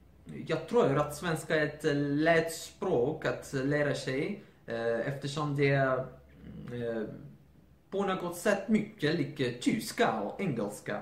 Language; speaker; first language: Swedish; non-native, learner; Persian